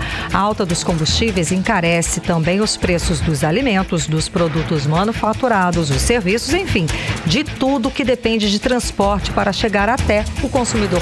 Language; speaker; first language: Portuguese; native; Portuguese